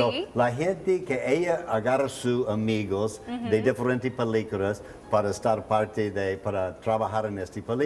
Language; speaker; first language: Spanish; non-native, learner; English